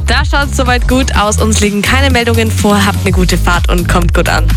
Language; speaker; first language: German; native; German